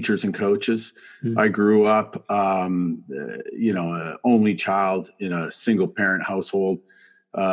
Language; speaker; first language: English; native; English